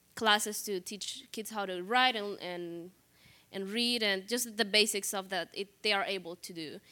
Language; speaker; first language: English; non-native, fluent; Spanish